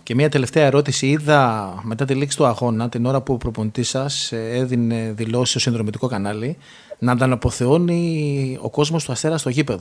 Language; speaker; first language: Greek; native; Greek